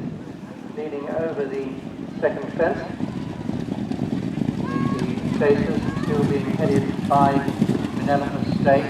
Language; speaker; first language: English; native; English